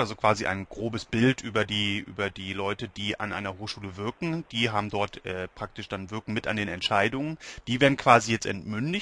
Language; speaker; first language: German; native; German